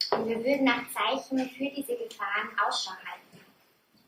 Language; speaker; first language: German; native; German